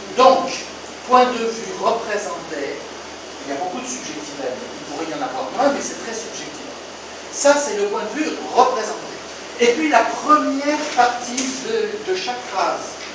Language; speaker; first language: French; native; French